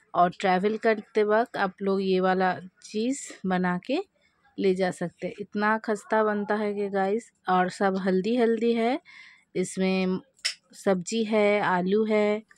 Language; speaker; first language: Hindi; non-native, local second language; Bangla